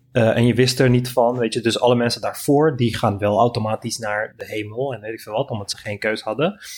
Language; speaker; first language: Dutch; non-native, fluent; Turkish